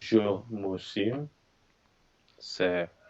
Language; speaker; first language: Czech; non-native, learner; English